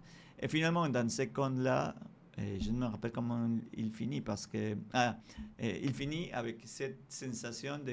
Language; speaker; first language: French; non-native, fluent; Spanish